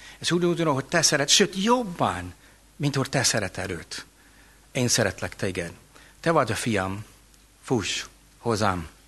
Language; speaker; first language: Hungarian; non-native, fluent; English